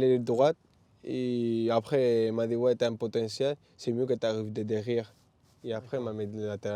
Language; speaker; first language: French; non-native, learner; Spanish